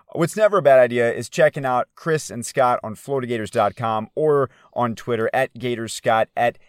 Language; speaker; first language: English; native; English